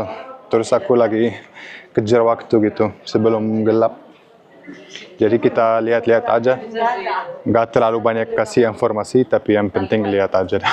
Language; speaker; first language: Indonesian; non-native, fluent; Arabic